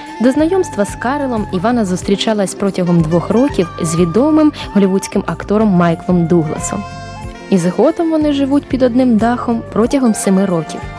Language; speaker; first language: Ukrainian; native; Ukrainian